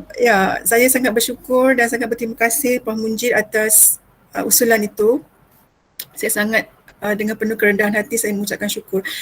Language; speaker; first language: Malay; native; Malay